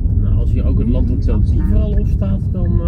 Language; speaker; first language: Dutch; native; Dutch